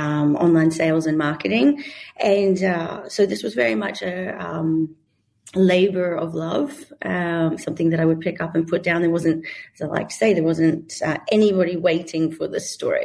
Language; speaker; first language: English; native; English